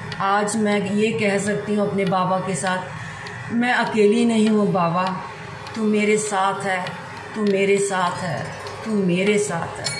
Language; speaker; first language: Hindi; native; Hindi